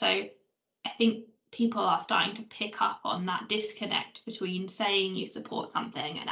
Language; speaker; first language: English; native; English